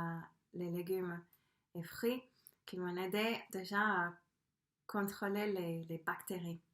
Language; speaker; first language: French; non-native, fluent; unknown